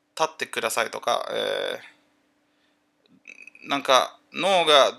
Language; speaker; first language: Japanese; non-native, learner; English